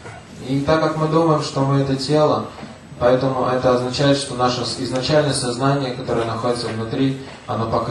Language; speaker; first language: Russian; native; Russian